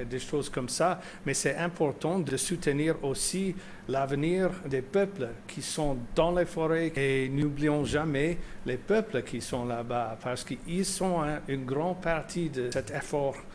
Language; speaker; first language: French; non-native, fluent; English